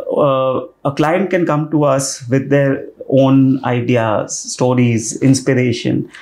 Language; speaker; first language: English; non-native, local second language; Hindi